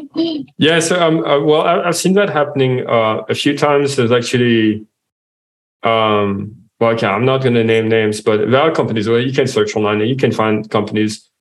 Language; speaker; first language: English; non-native, fluent; French